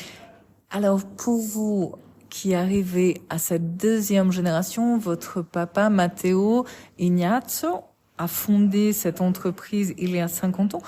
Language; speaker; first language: French; native; French